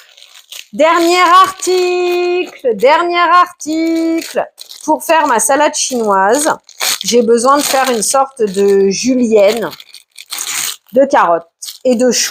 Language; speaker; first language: French; native; French